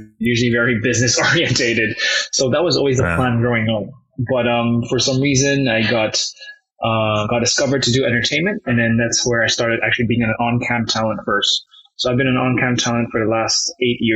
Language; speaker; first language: English; non-native, local second language; Cantonese